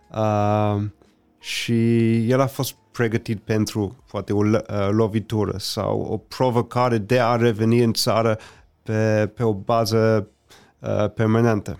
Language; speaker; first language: Romanian; non-native, fluent; English